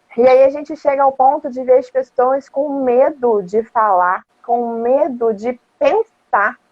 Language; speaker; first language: Portuguese; native; Portuguese